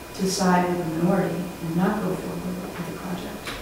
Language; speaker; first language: English; native; English